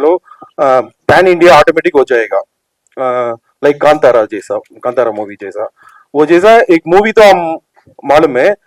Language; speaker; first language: Hindi; non-native, local second language; Telugu